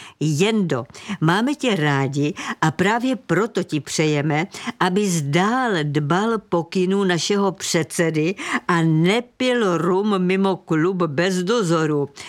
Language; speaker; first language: Czech; native; Czech